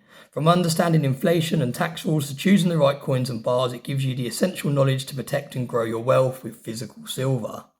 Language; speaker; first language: English; native; English